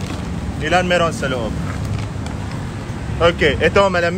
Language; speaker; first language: Filipino; non-native, learner; Arabic